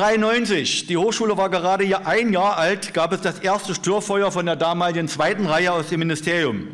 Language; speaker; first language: German; native; German